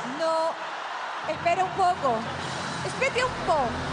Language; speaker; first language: Spanish; native; Spanish